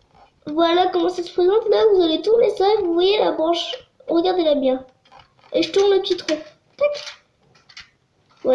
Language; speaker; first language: French; native; French